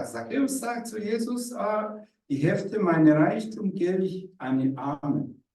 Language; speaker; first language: German; non-native, fluent; Rundi